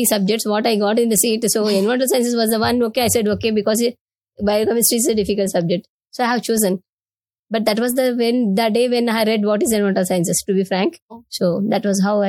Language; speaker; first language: English; non-native, local second language; Telugu